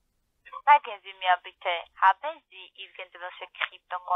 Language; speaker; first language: German; non-native, learner; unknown